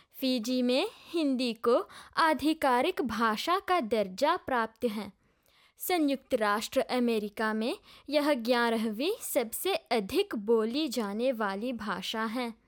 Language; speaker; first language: Hindi; non-native, local second language; Morisyen